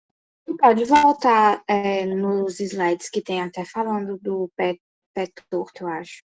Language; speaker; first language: Portuguese; native; Portuguese